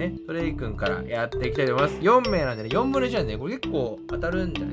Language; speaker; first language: Japanese; native; Japanese